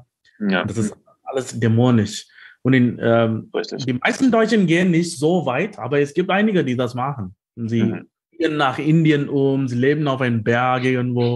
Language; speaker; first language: German; non-native, fluent; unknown